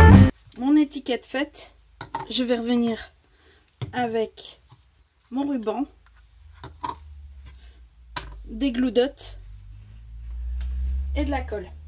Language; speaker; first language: French; native; French